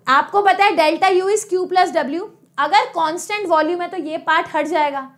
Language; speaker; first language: Hindi; native; Hindi